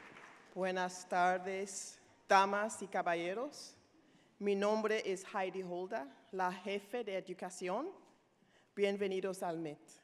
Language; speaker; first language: Spanish; non-native, learner; English